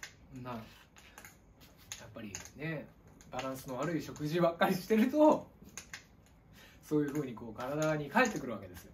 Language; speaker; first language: Japanese; native; Japanese